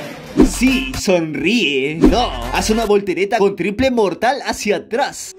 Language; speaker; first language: Spanish; native; Spanish